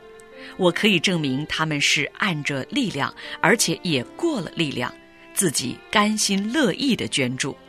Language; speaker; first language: Chinese; native; Chinese